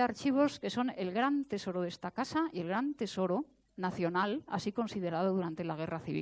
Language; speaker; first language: Spanish; native; Spanish